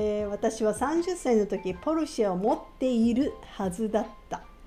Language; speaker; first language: Japanese; native; Japanese